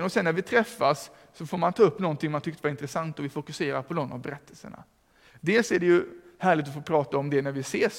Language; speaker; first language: Swedish; native; Swedish